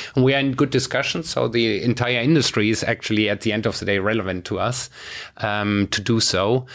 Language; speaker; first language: English; non-native, fluent; German